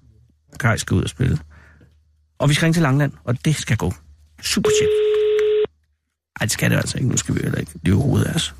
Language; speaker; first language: Danish; native; Danish